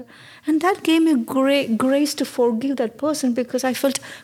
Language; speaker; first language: English; non-native, local second language; Malayalam